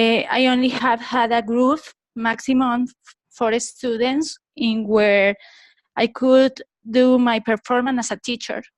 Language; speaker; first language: English; non-native, learner; Spanish